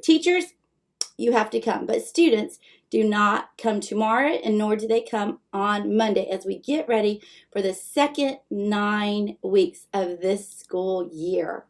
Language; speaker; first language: English; native; English